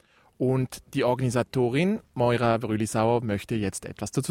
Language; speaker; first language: German; native; German